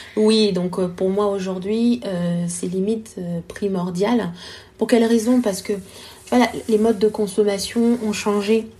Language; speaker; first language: French; non-native, local second language; Lingala